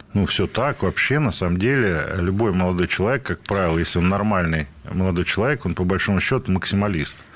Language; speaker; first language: Russian; native; Russian